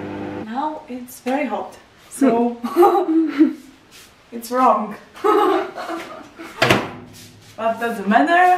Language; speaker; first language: English; non-native, learner; Czech